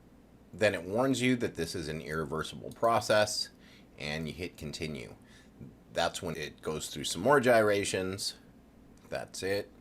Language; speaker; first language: English; native; English